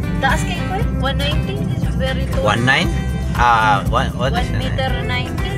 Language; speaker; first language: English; non-native, local second language; Cebuano